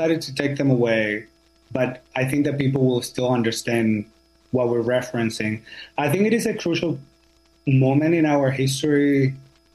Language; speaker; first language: English; non-native, fluent; Spanish